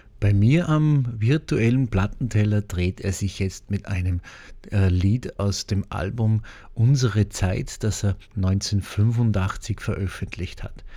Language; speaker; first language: German; native; German